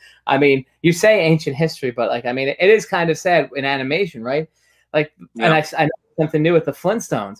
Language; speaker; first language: English; native; English